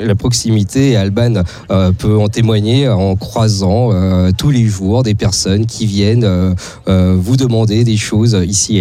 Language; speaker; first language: French; native; French